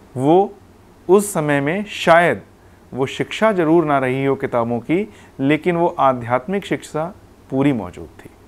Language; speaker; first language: Hindi; non-native, local second language; Punjabi